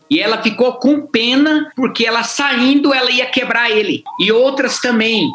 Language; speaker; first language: Portuguese; native; Portuguese